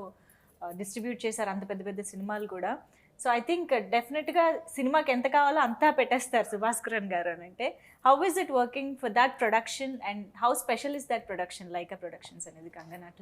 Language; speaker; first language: Telugu; native; Telugu